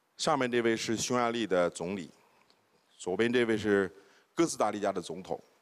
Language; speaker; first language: Chinese; native; Chinese